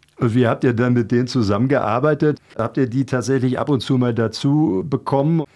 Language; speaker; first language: German; native; German